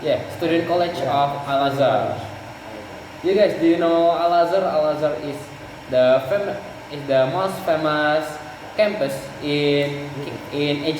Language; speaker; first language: English; non-native, learner; Indonesian